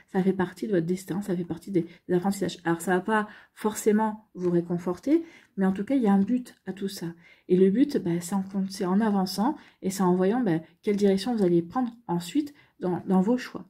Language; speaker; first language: French; native; French